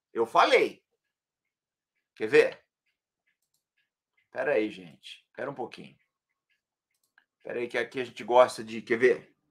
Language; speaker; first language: Portuguese; native; Portuguese